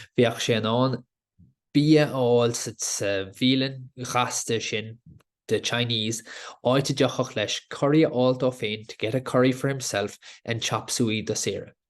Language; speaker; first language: Irish; native; Irish